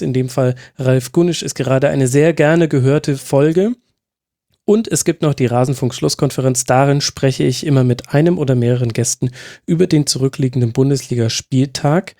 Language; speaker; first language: German; native; German